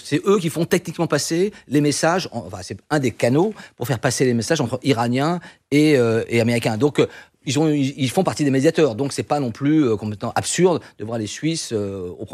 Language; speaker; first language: French; native; French